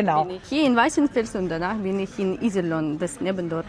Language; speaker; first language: German; non-native, learner; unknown